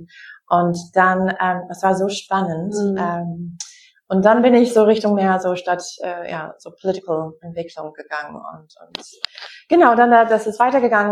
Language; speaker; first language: German; non-native, fluent; English